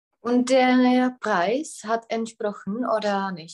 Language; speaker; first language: German; non-native, fluent; Czech